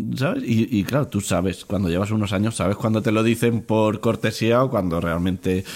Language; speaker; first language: Spanish; native; Spanish